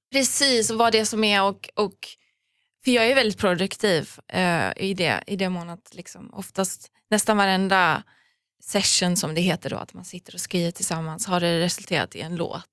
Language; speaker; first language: Swedish; early bilingual, other home language; Persian